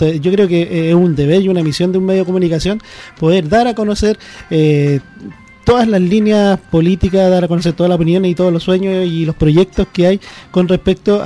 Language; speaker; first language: Spanish; native; Spanish